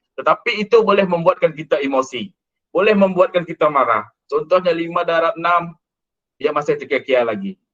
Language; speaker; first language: Malay; non-native, local second language; Iban